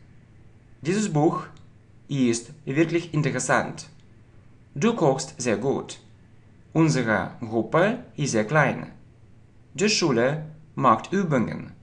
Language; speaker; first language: German; non-native, fluent; Russian